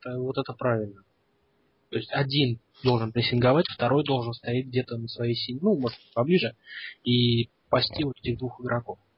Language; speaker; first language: Russian; early bilingual, heritage; Russian